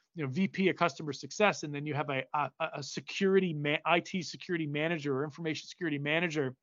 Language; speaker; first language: English; native; English